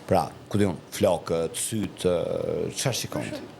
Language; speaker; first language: Albanian; native; Albanian